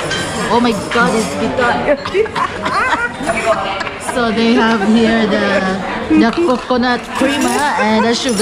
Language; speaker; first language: English; non-native, learner; Indonesian